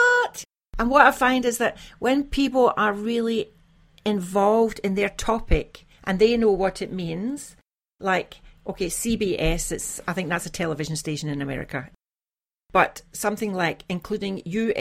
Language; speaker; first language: English; native; English